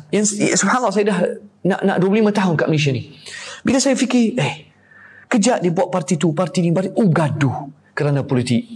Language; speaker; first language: Malay; native; Malay